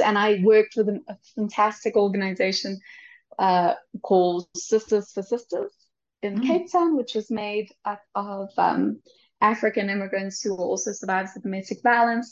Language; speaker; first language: English; native; English